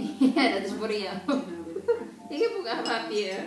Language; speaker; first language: Dutch; non-native, learner; Filipino